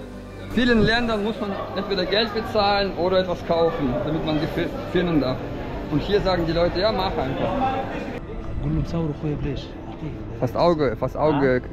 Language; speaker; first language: German; non-native, fluent; Russian